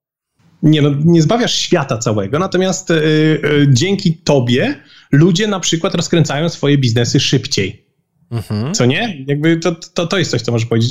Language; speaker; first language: Polish; native; Polish